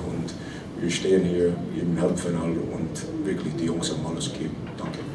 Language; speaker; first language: German; non-native, fluent; English